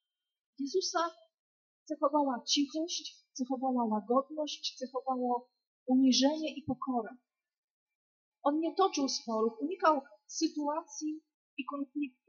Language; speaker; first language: Polish; native; Polish